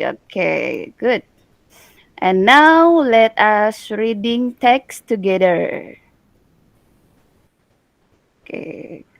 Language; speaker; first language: English; non-native, learner; Indonesian